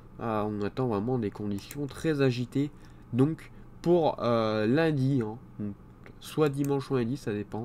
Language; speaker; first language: French; native; French